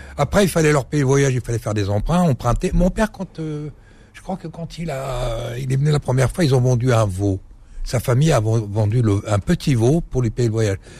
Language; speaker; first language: French; early bilingual, other home language; Arabic